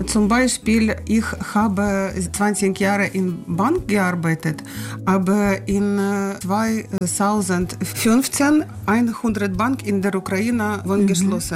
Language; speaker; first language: German; non-native, learner; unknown